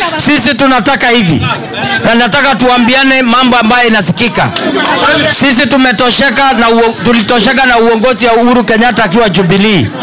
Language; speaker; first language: Swahili; non-native, local second language; Kalenjin